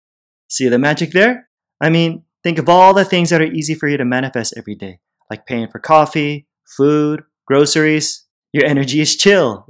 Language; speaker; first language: English; native; English